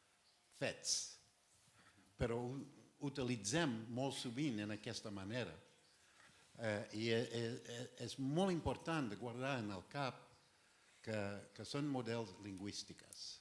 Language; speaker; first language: Catalan; non-native, fluent; French